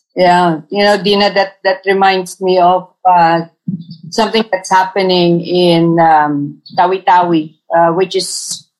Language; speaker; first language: English; non-native, local second language; Tausug